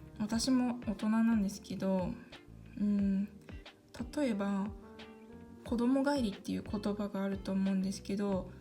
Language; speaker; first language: Japanese; early bilingual, other home language; Korean